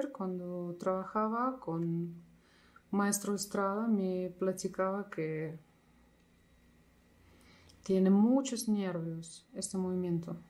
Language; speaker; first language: Spanish; non-native, fluent; Russian